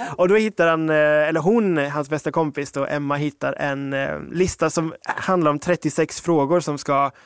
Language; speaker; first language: Swedish; early bilingual, other home language; English